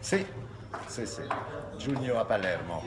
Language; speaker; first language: Italian; non-native, fluent; French